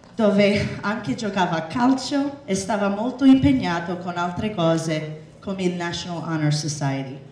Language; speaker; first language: Italian; early bilingual, heritage; Italian